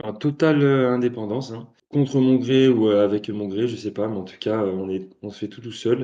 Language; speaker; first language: French; native; French